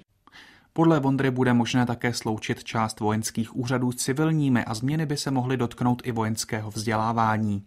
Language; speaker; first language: Czech; native; Czech